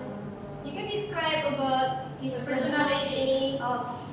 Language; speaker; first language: English; non-native, learner; Indonesian